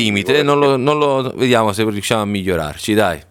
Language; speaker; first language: Italian; native; Italian